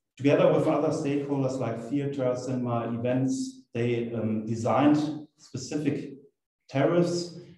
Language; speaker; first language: English; non-native, fluent; German